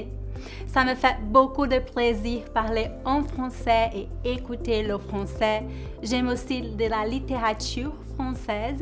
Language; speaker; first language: English; non-native, fluent; Portuguese